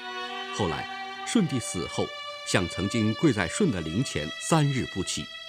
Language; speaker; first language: Chinese; native; Chinese